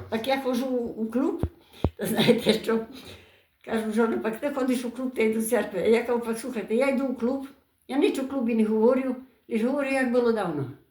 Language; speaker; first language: Ukrainian; native; Ukrainian